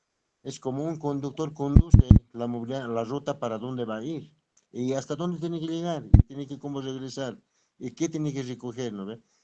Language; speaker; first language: Spanish; non-native, local second language; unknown